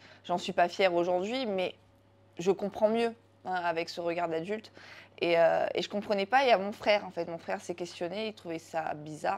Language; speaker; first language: French; native; French